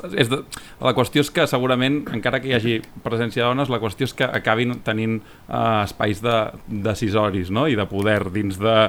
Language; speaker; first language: Catalan; native; Catalan